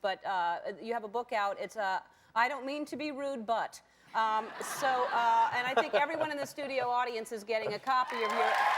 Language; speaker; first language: English; native; English